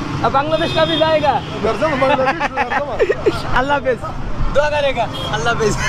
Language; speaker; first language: Hindi; non-native, learner; Bangla